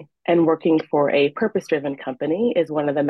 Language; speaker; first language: English; native; English